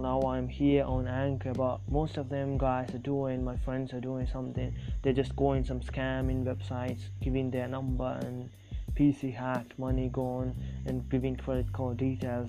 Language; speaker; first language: English; non-native, local second language; Tamil